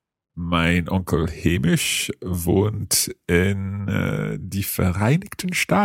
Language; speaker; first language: German; non-native, fluent; English